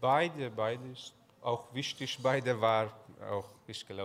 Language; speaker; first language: German; non-native, learner; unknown